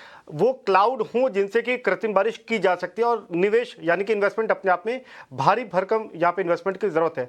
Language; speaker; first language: Hindi; native; Hindi